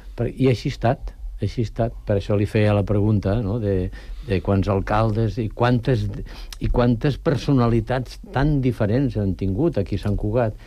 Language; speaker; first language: Catalan; native; Catalan